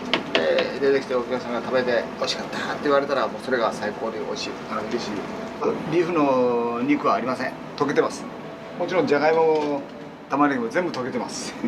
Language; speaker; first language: Japanese; native; Japanese